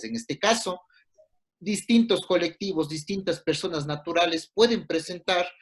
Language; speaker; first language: Spanish; native; Spanish